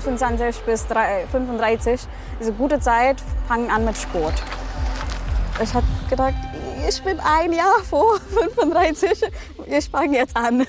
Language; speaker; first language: German; non-native, learner; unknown